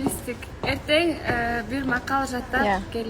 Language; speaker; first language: Kazakh; non-native, learner; Kyrgyz